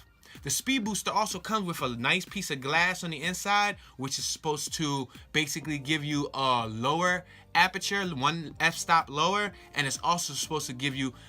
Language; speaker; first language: English; native; English